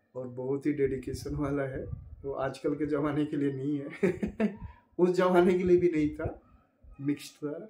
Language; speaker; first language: Hindi; native; Hindi